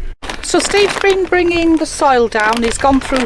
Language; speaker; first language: English; native; English